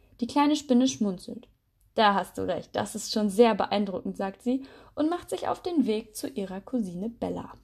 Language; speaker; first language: German; native; German